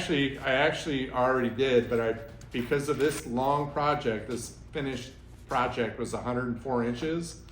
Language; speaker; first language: English; native; English